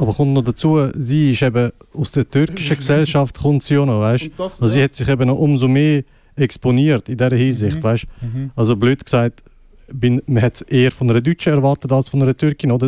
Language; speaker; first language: German; native; German